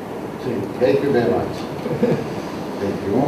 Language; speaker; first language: English; non-native, learner; Romanian